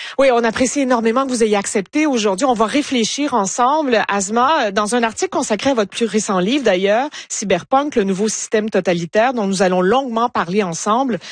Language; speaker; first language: French; native; French